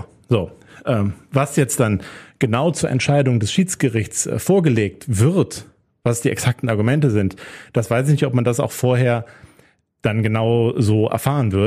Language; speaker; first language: German; native; German